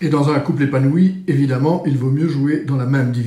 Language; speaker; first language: French; native; French